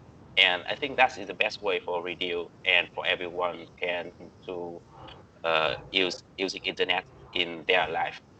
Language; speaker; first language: English; non-native, learner; Vietnamese